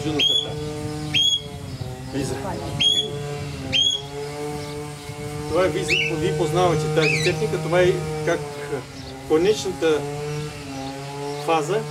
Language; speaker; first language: Bulgarian; non-native, learner; Russian